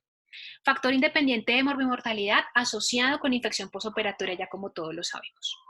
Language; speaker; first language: Spanish; native; Spanish